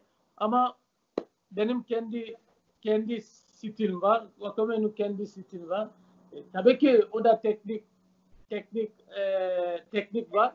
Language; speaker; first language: Turkish; non-native, learner; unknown